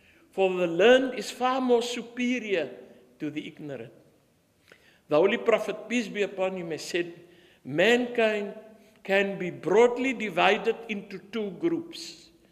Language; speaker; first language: English; early bilingual, other home language; Afrikaans